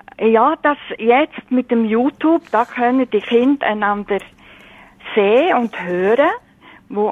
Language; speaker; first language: German; non-native, fluent; Norwegian